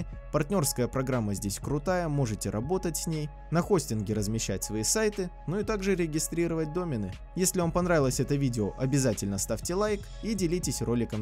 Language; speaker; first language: Russian; native; Russian